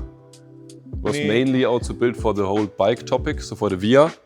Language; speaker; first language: English; non-native, fluent; German